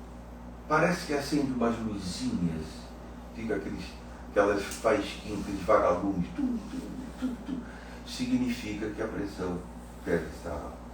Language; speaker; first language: Portuguese; native; Portuguese